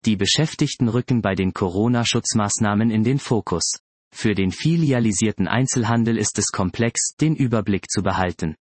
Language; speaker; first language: German; native; German